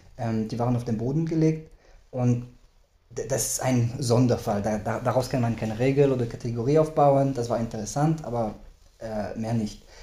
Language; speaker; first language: German; non-native, fluent; French